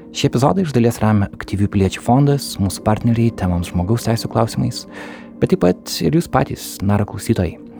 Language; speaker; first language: Lithuanian; early bilingual, heritage; Lithuanian